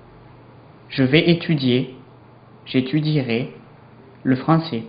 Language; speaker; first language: French; non-native, learner; English